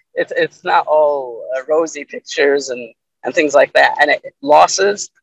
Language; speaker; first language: English; early bilingual, other home language; Arabic